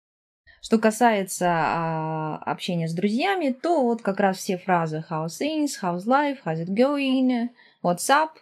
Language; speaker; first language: Russian; native; Russian